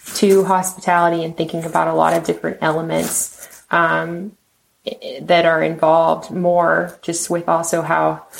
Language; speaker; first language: English; native; English